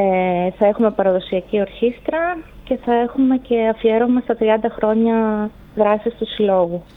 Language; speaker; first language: Greek; native; Greek